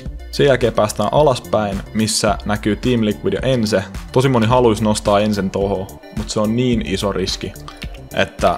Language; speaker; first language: Finnish; native; Finnish